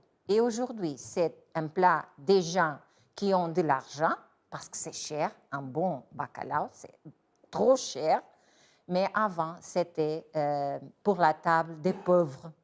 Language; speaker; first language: French; non-native, fluent; Portuguese